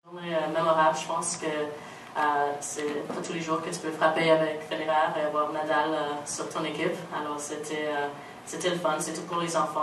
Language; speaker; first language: French; non-native, local second language; English